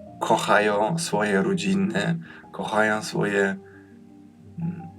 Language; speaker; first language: Polish; early bilingual, heritage; Polish